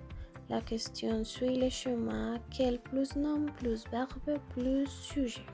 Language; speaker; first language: French; non-native, learner; Spanish